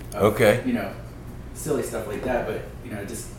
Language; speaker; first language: English; native; English